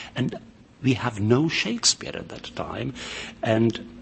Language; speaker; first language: English; non-native, fluent; Czech